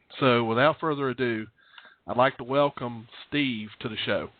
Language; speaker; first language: English; native; English